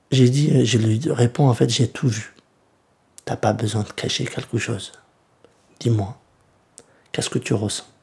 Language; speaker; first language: French; early bilingual, other home language; Kurdish